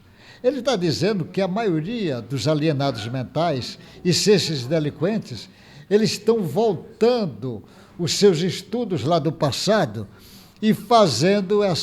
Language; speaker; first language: Portuguese; native; Portuguese